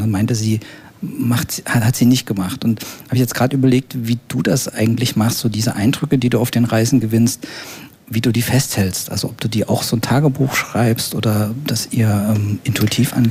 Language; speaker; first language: German; native; German